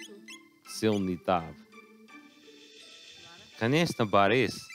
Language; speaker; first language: Russian; non-native, learner; English